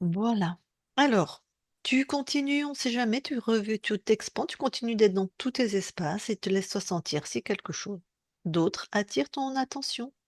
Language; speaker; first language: French; native; French